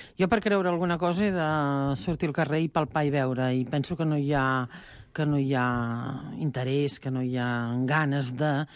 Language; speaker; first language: Catalan; native; Catalan